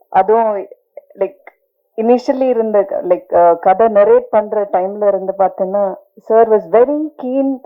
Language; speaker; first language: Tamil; non-native, learner; Malayalam